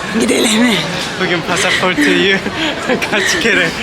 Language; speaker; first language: Turkish; non-native, learner; Korean